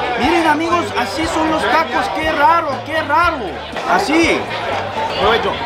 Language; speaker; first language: Spanish; non-native, fluent; Korean